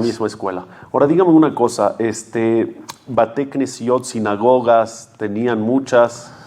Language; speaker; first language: Spanish; native; Spanish